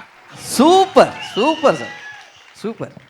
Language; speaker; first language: Tamil; native; Tamil